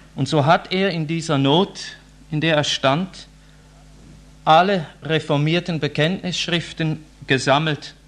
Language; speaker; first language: German; native; German